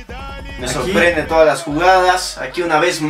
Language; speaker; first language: Portuguese; non-native, learner; Spanish